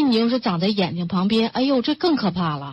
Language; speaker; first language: Chinese; native; Chinese